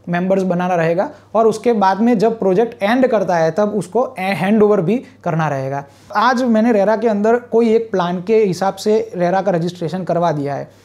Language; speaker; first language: Hindi; non-native, local second language; Gujarati